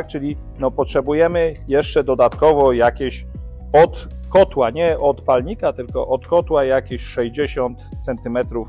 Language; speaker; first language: Polish; native; Polish